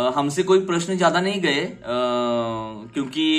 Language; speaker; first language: Hindi; non-native, local second language; Marathi